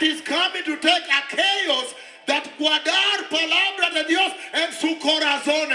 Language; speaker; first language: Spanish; non-native, learner; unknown